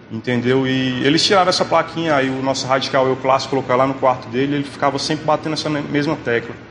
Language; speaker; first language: Portuguese; native; Portuguese